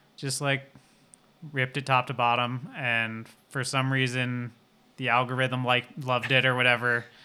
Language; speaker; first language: English; native; English